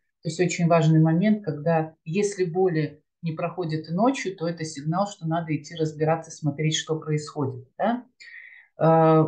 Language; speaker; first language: Russian; native; Russian